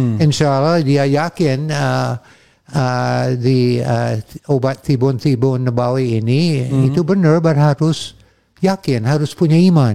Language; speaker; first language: Indonesian; non-native, fluent; English